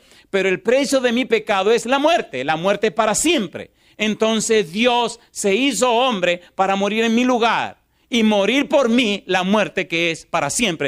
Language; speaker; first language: Spanish; native; Spanish